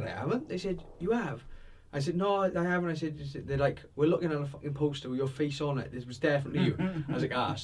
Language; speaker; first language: English; native; English